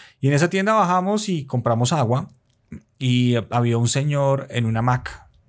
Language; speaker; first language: Spanish; native; Spanish